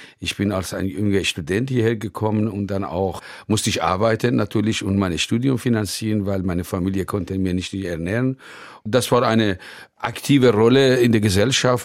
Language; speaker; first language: German; non-native, fluent; Persian